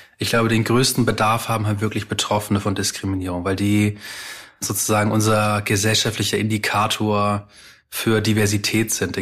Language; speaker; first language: German; early bilingual, other home language; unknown